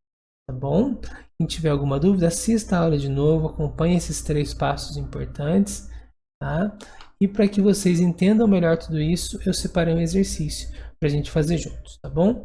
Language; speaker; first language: Portuguese; native; Portuguese